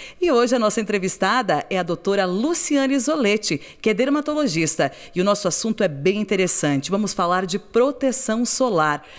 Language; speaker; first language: Portuguese; native; Portuguese